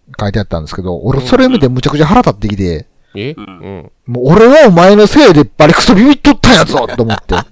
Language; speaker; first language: Japanese; native; Japanese